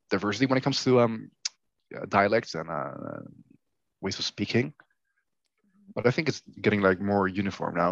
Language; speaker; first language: English; non-native, fluent; Dutch